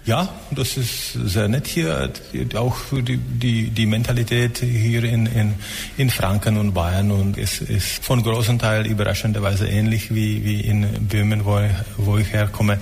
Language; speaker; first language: German; non-native, fluent; Czech